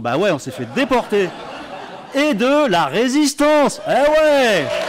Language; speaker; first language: French; native; French